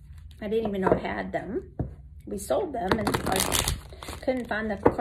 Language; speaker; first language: English; native; English